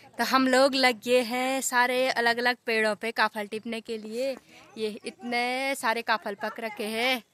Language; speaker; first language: Hindi; non-native, local second language; Garhwali